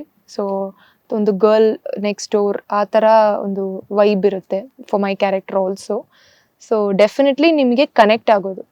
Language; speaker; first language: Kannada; early bilingual, heritage; Kannada